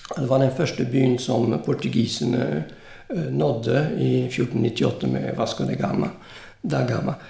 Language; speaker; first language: Norwegian; non-native, fluent; Italian